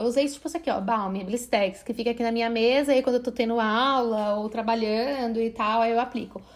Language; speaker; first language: Portuguese; native; Portuguese